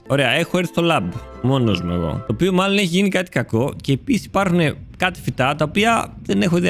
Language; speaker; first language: Greek; native; Greek